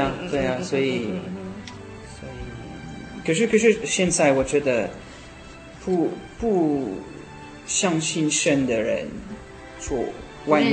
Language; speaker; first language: Chinese; non-native, learner; French